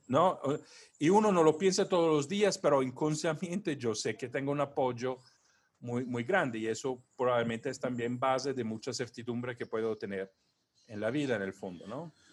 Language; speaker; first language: Spanish; non-native, fluent; Italian